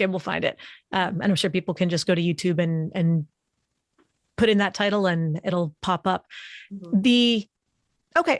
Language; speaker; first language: English; native; English